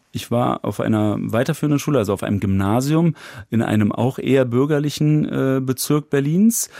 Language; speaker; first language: German; native; German